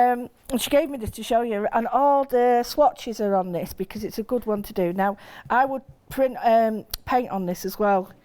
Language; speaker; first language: English; native; English